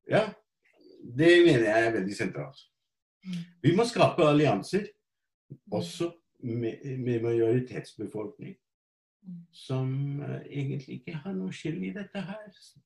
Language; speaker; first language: Norwegian; non-native, fluent; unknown